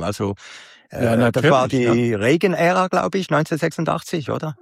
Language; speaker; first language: German; native; German